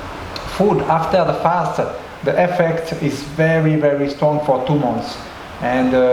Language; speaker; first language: English; non-native, learner; French